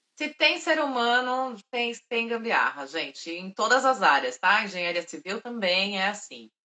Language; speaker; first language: Portuguese; native; Portuguese